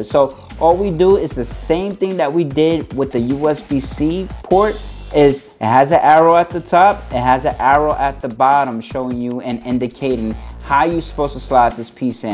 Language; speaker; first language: English; native; English